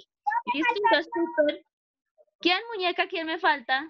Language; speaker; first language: Spanish; native; Spanish